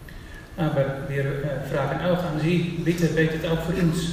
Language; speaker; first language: German; non-native, learner; Dutch